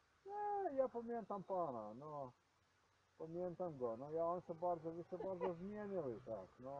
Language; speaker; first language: Polish; non-native, learner; Ukrainian